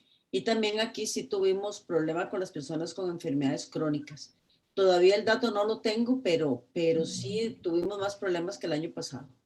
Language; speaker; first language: Spanish; native; Spanish